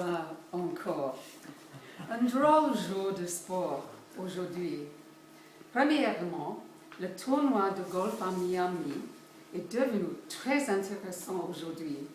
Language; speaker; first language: French; non-native, fluent; English